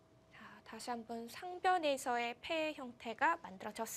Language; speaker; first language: Korean; native; Korean